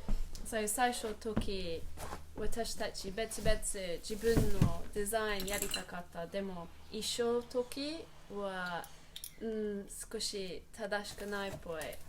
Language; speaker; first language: Japanese; non-native, learner; English